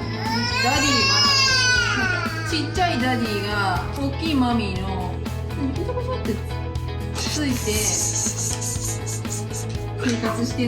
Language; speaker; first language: Japanese; native; Japanese